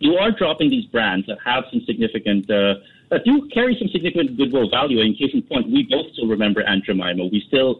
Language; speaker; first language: English; non-native, local second language; Filipino